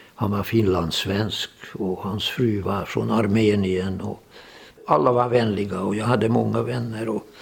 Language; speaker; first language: Swedish; non-native, fluent; Hungarian